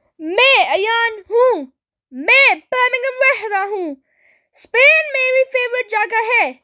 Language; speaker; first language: Hindi; early bilingual, heritage; Hindi